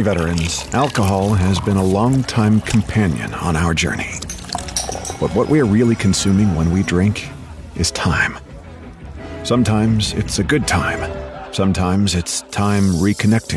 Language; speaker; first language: English; native; English